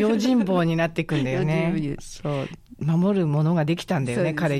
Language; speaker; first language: Japanese; native; Japanese